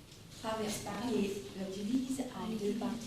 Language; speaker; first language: French; non-native, fluent; Russian